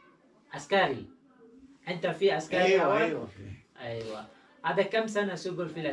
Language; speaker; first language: Arabic; non-native, learner; Indonesian